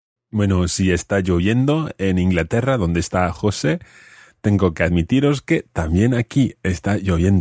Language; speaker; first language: Spanish; non-native, fluent; English